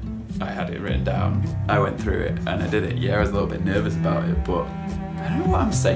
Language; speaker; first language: English; native; English